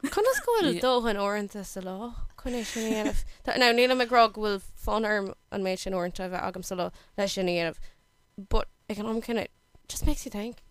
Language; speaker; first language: Irish; non-native, local second language; English